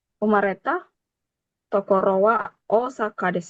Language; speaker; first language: Japanese; non-native, learner; Indonesian